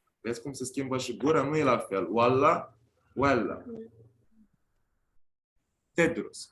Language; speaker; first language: Romanian; non-native, fluent; Arabic